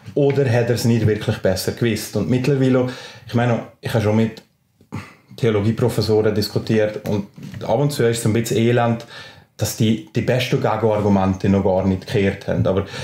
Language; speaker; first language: German; native; German